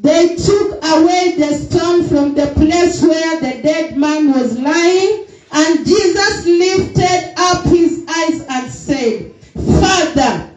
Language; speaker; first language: English; non-native, local second language; Swahili